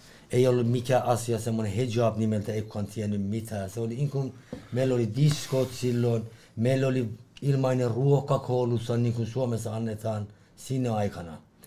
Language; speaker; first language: Finnish; non-native, fluent; Persian